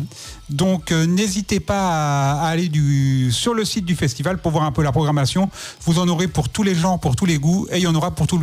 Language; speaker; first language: French; native; French